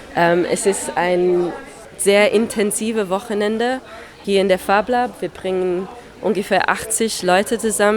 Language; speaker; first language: German; non-native, fluent; English